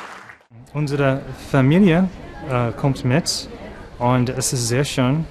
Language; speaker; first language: German; non-native, learner; English